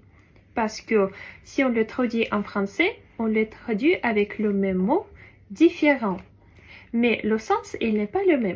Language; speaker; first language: French; non-native, fluent; Russian